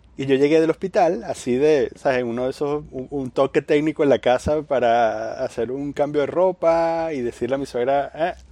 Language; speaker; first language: Spanish; native; Spanish